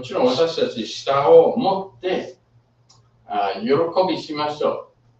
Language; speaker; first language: Japanese; non-native, fluent; English